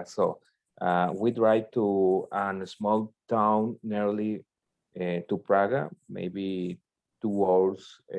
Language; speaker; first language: English; non-native, learner; Spanish